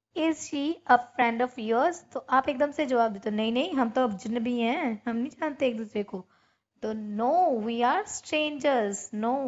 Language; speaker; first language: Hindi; non-native, local second language; Punjabi